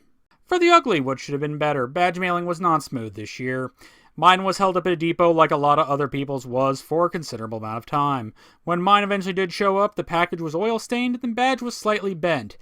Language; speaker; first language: English; native; English